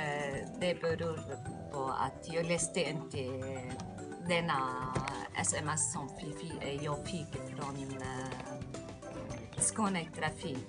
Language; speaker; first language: Swedish; non-native, learner; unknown